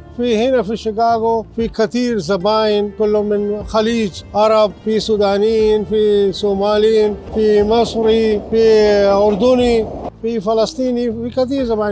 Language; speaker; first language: Arabic; non-native, learner; Urdu